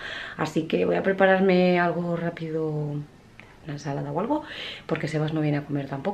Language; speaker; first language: Spanish; native; Spanish